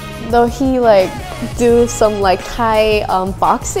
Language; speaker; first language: English; non-native, fluent; Thai